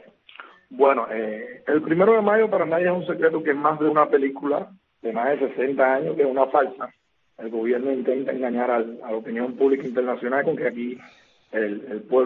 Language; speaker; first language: Spanish; native; Spanish